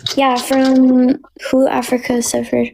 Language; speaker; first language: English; non-native, learner; Amharic